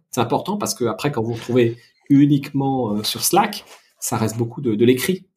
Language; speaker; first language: French; native; French